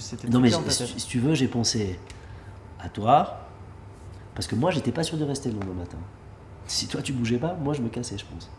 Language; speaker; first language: French; native; French